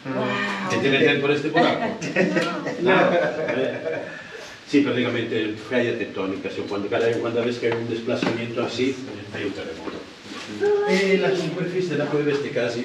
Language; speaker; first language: Spanish; non-native, fluent; Italian